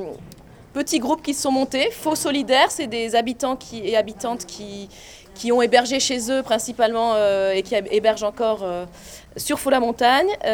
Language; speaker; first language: French; native; French